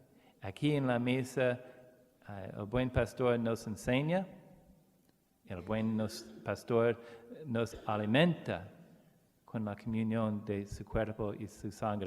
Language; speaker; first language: Spanish; non-native, learner; English